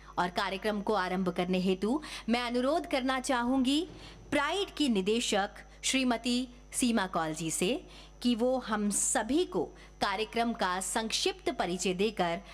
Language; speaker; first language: Hindi; native; Hindi